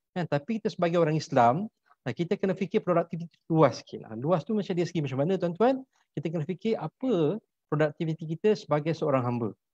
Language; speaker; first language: Malay; native; Malay